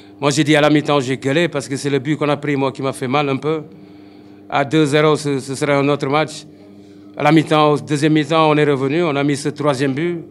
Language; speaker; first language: French; non-native, local second language; Wolof